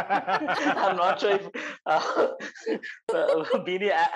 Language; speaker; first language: English; non-native, local second language; Telugu